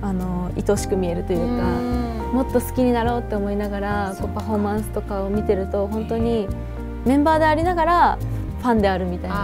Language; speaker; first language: Japanese; native; Japanese